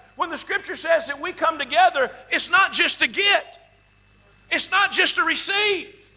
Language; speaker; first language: English; native; English